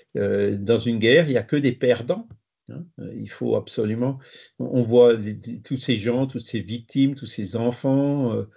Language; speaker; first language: French; native; French